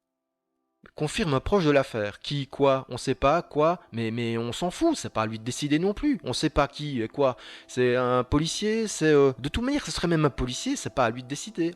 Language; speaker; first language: French; native; French